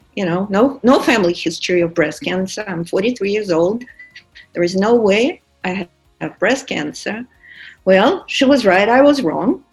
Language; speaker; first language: English; non-native, fluent; Russian